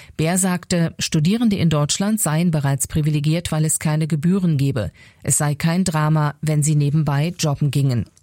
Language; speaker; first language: German; native; German